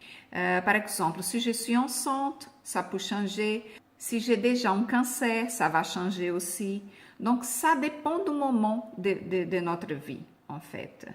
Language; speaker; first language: French; non-native, fluent; Portuguese